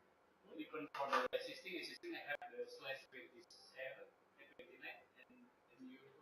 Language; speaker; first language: English; non-native, learner; Indonesian